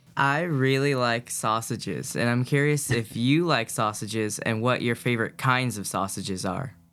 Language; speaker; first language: English; early bilingual, other home language; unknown